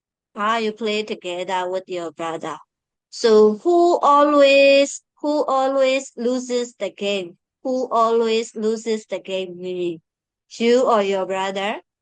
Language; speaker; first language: English; non-native, fluent; Burmese